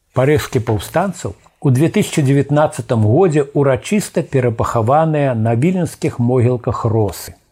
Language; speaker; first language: Belarusian; native; Belarusian